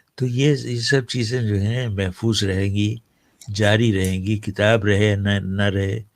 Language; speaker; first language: Urdu; native; Urdu